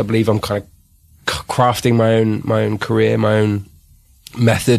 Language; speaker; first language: English; native; English